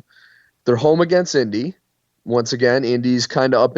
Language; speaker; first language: English; native; English